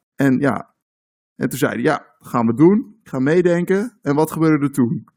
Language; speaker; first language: Dutch; native; Dutch